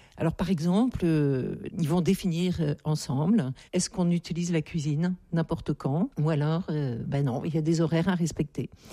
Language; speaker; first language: French; native; French